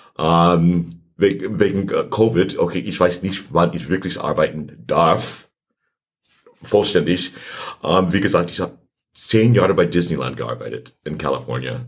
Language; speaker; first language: German; non-native, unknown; English